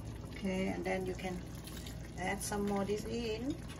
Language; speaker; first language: English; non-native, learner; Vietnamese